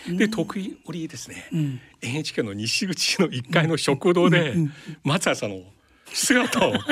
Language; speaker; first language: Japanese; non-native, fluent; Chinese